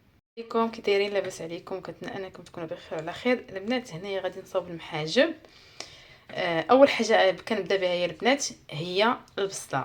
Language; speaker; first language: Arabic; native; Arabic